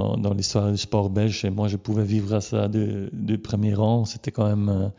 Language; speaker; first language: French; native; French